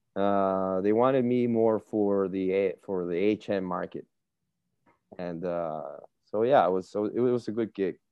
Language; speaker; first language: English; non-native, fluent; Spanish